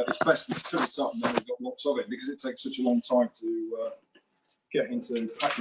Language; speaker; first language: English; native; English